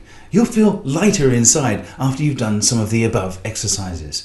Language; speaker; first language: English; native; English